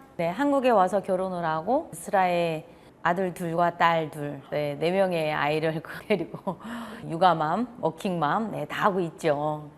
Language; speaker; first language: Korean; native; Korean